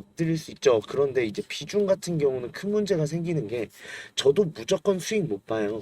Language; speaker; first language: Korean; native; Korean